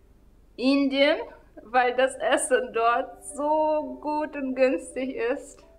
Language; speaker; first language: German; non-native, fluent; Russian